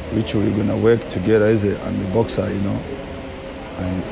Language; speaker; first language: English; non-native, fluent; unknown